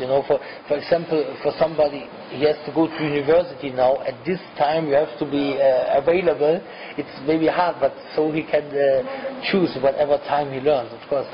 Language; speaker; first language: English; non-native, fluent; German